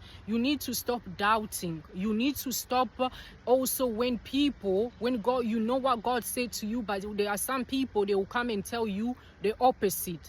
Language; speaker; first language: English; non-native, fluent; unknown